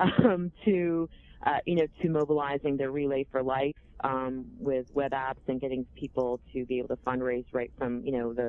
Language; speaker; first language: English; native; English